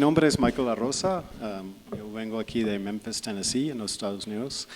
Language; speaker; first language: Spanish; non-native, fluent; English